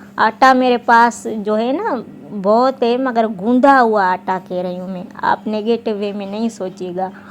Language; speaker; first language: Urdu; non-native, local second language; Sindhi